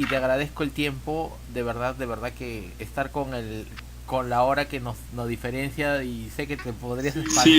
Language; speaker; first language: Spanish; native; Spanish